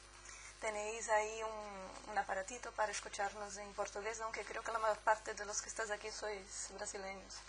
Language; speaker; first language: Spanish; non-native, fluent; Portuguese